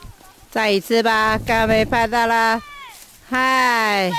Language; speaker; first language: Chinese; native; Chinese